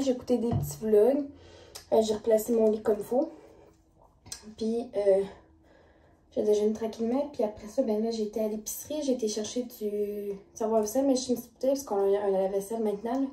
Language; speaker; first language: French; native; French